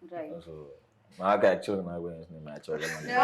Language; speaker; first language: Telugu; native; Telugu